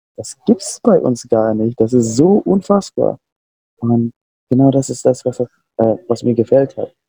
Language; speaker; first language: German; non-native, fluent; Sundanese